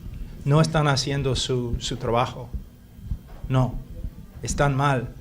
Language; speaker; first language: Spanish; non-native, fluent; English